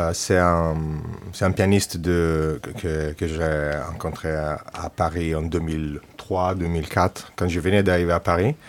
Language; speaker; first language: French; non-native, fluent; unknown